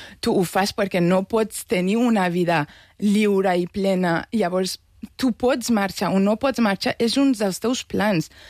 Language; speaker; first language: Catalan; non-native, fluent; Persian